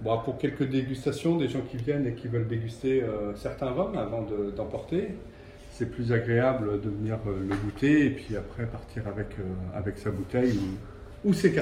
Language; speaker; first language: French; native; French